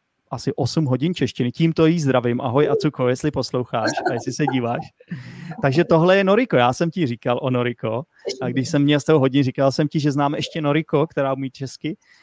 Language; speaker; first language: Czech; native; Czech